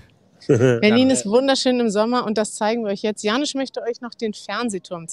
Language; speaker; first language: German; native; German